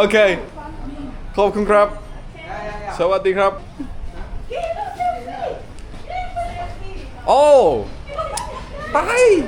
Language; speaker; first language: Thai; non-native, learner; English